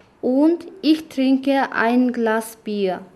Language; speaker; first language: German; non-native, fluent; Mongolian